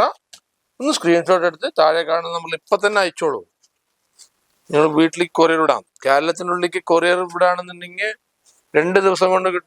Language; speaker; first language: Malayalam; native; Malayalam